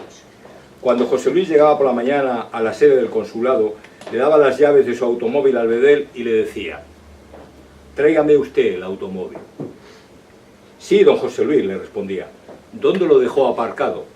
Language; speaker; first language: Spanish; native; Spanish